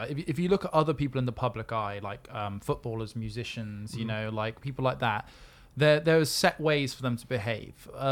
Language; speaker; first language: English; native; English